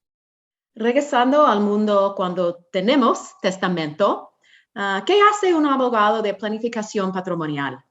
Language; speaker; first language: Spanish; non-native, learner; English